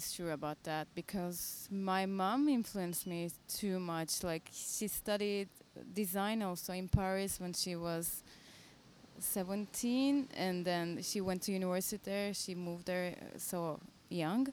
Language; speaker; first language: English; non-native, fluent; Turkish